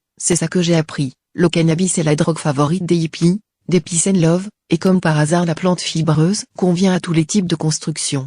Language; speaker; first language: French; native; French